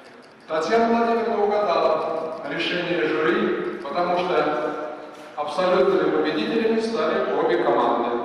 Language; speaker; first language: Russian; native; Russian